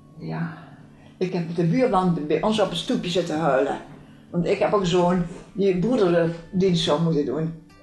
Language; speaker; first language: Dutch; native; Dutch